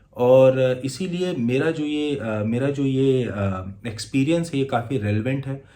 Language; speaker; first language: Hindi; native; Hindi